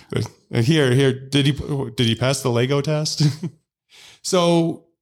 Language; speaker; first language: English; native; English